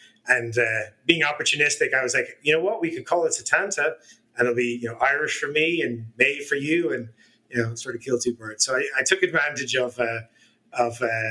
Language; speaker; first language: English; native; English